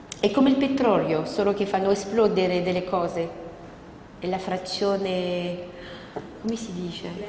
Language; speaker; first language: Italian; non-native, fluent; French